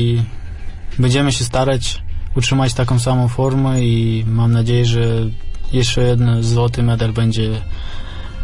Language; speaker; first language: Polish; non-native, fluent; Russian